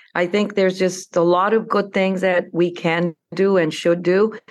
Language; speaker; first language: English; non-native, fluent; Spanish